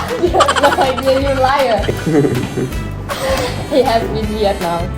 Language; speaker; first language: English; non-native, fluent; Vietnamese